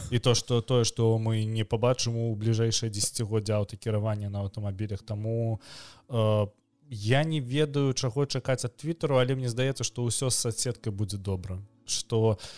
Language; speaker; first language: Belarusian; non-native, local second language; Russian